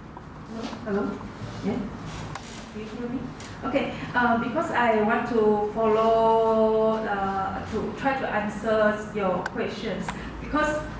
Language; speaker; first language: English; non-native, learner; Indonesian